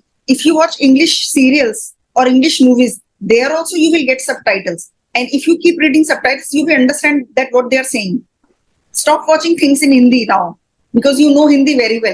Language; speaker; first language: English; non-native, fluent; Hindi